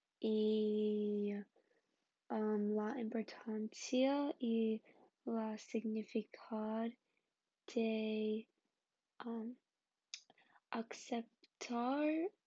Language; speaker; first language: Spanish; non-native, learner; English